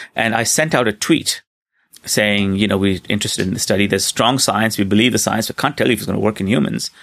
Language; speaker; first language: English; non-native, local second language; Hindi